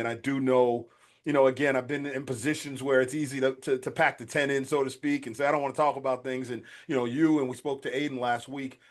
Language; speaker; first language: English; native; English